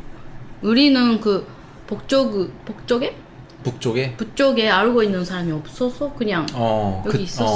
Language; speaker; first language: Korean; non-native, learner; Japanese